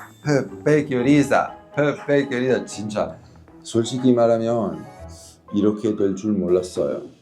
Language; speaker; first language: Korean; non-native, learner; Italian